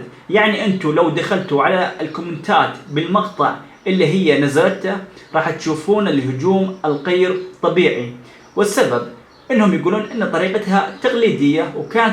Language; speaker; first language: Arabic; native; Arabic